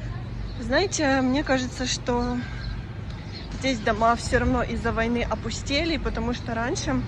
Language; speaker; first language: Russian; native; Russian